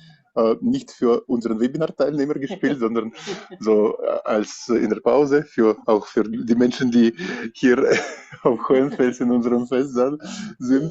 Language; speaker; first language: German; non-native, fluent; Russian